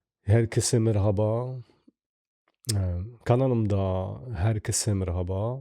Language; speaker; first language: Turkish; non-native, learner; French